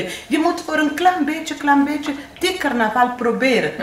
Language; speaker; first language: Dutch; non-native, learner; Portuguese